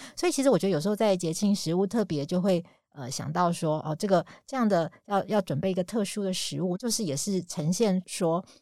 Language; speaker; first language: Chinese; native; Chinese